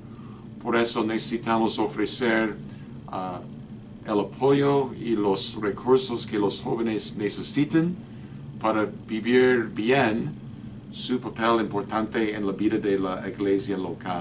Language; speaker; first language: Spanish; non-native, fluent; English